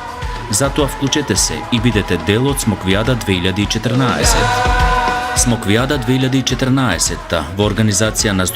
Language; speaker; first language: Macedonian; native; Macedonian